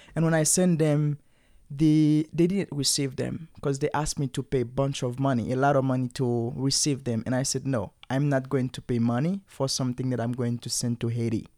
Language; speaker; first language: English; non-native, fluent; Haitian Creole